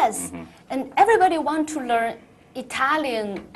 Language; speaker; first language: English; non-native, learner; Chinese